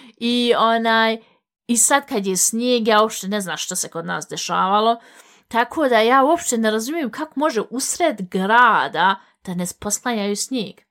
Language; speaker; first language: Bosnian; early bilingual, heritage; Bosnian